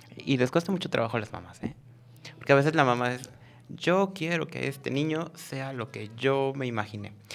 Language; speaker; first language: Spanish; native; Spanish